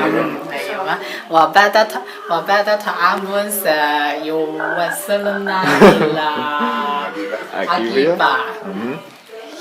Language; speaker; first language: Arabic; non-native, learner; Chinese